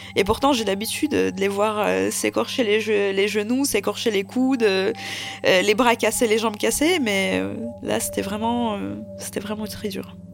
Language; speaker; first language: French; early bilingual, other home language; Russian